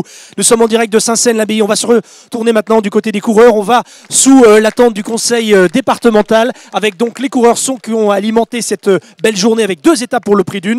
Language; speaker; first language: French; native; French